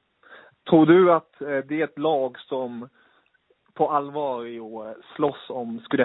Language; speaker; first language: Swedish; native; Swedish